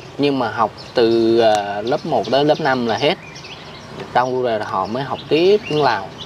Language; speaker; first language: Vietnamese; native; Vietnamese